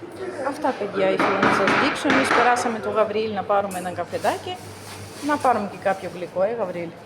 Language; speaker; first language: Greek; non-native, fluent; Russian